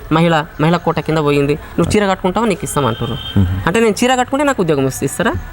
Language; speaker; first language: Telugu; non-native, local second language; Lambadi